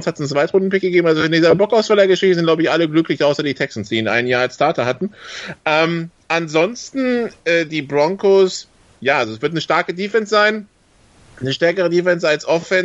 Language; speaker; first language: German; native; German